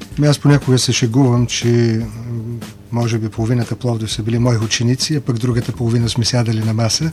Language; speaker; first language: Bulgarian; native; Bulgarian